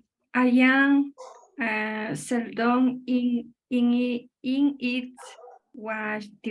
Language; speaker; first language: English; non-native, learner; Spanish